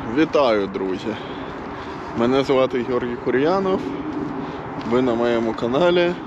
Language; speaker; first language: Ukrainian; non-native, local second language; Russian